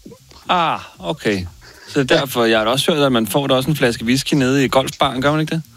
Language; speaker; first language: Danish; native; Danish